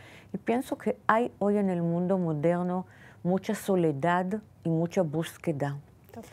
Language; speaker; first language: Spanish; non-native, fluent; Hebrew